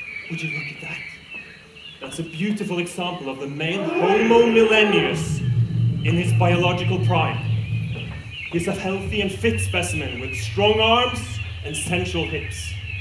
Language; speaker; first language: English; non-native, fluent; Norwegian